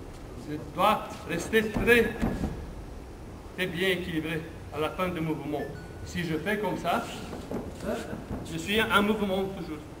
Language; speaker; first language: French; non-native, learner; Romanian